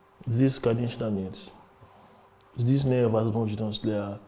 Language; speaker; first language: Russian; non-native, learner; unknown